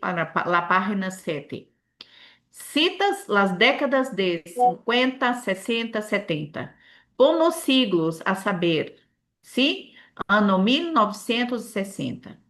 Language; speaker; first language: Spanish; non-native, learner; Portuguese